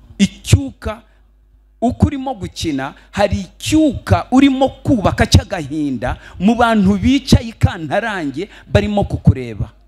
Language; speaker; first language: Kinyarwanda; early bilingual, heritage; Kinyarwanda